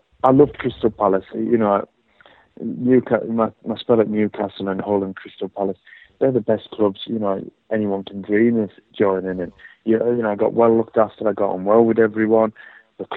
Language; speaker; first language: English; native; English